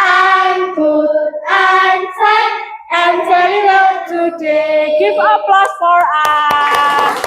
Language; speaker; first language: English; non-native, learner; Indonesian